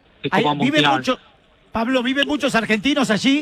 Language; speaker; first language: Spanish; native; Spanish